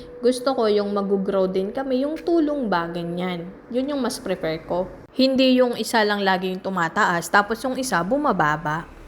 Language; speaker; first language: Filipino; native; Filipino